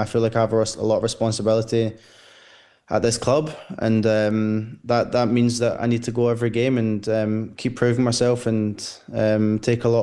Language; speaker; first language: English; native; English